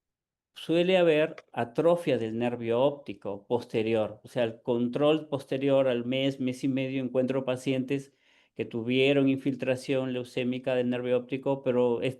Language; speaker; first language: Spanish; native; Spanish